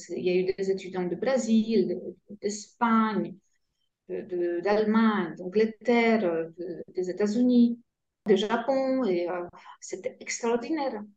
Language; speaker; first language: French; non-native, fluent; Polish